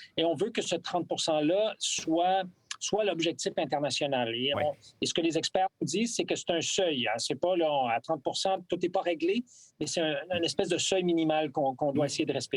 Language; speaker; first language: French; native; French